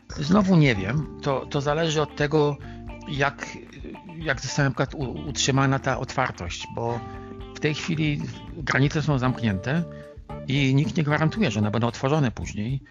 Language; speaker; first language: Polish; native; Polish